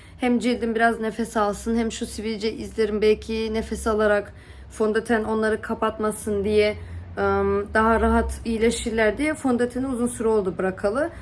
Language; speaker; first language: Turkish; early bilingual, heritage; Turkish